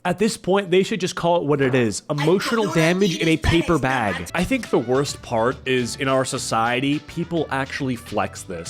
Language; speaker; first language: English; native; English